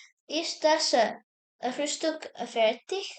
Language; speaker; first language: German; non-native, learner; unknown